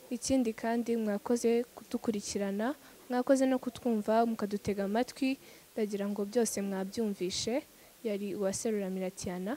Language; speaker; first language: Kinyarwanda; native; Kinyarwanda